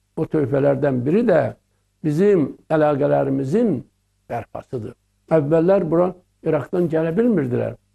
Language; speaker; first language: Azerbaijani; native; Azerbaijani